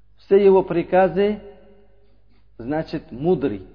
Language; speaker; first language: Russian; non-native, learner; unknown